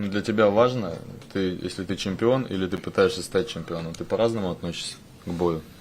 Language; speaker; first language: Russian; native; Russian